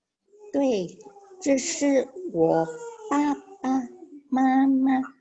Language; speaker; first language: Chinese; non-native, learner; Indonesian